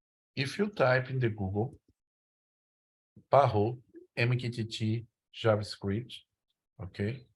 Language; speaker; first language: English; non-native, learner; Portuguese